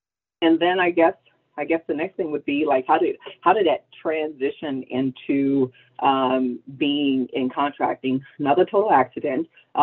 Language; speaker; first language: English; native; English